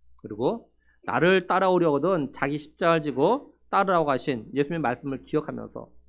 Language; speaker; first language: Korean; native; Korean